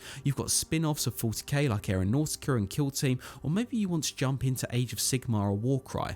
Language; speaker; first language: English; native; English